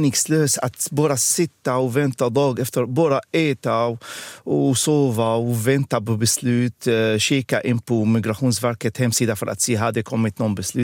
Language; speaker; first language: Swedish; non-native, fluent; Arabic